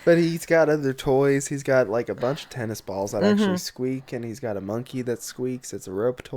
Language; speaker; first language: English; native; English